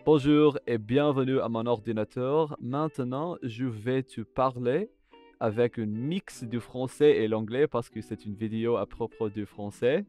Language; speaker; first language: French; non-native, learner; English